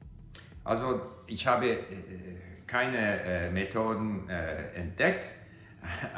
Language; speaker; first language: German; non-native, learner; English